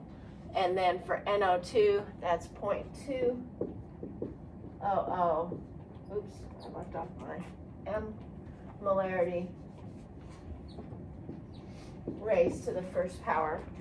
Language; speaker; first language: English; native; English